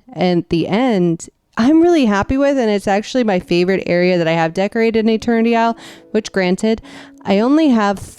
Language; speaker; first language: English; native; English